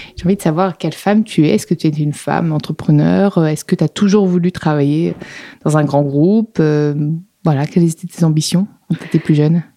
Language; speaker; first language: French; native; French